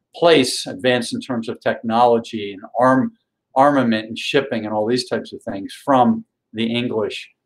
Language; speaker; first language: English; native; English